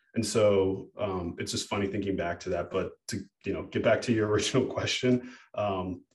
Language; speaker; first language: English; native; English